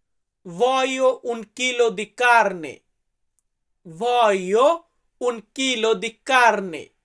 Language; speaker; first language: Italian; non-native, learner; Bangla